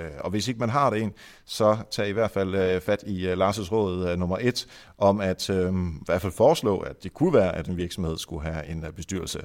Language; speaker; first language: Danish; early bilingual, other home language; Dutch